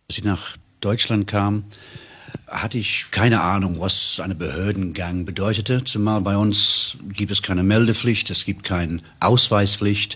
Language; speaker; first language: German; non-native, fluent; English